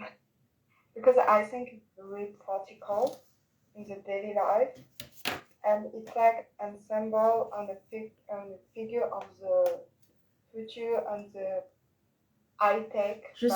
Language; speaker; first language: English; non-native, learner; French